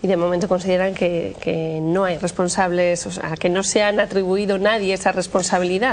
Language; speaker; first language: Spanish; native; Spanish